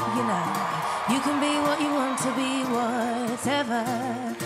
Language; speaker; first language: English; native; English